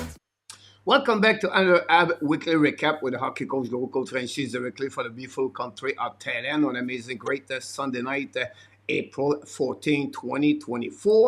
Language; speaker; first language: English; non-native, fluent; French